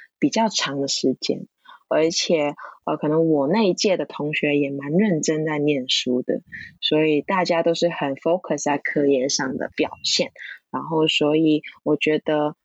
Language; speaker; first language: Chinese; non-native, local second language; Cantonese